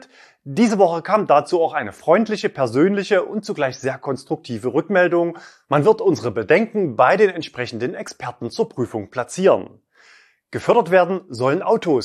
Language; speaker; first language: German; native; German